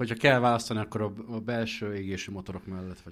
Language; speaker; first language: Hungarian; native; Hungarian